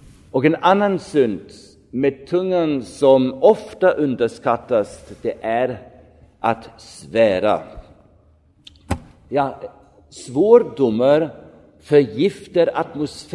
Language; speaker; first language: Swedish; non-native, fluent; German